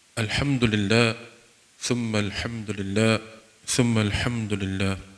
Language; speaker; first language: Malay; non-native, fluent; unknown